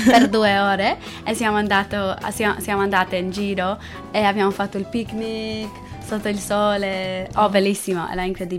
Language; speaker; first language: Italian; non-native, learner; English